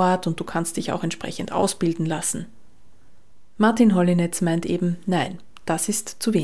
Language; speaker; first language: German; native; German